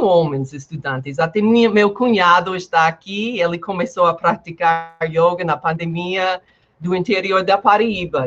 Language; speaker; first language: Portuguese; non-native, fluent; English